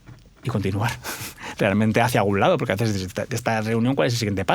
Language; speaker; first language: Spanish; native; Spanish